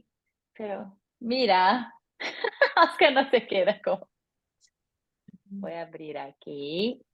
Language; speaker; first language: Spanish; non-native, learner; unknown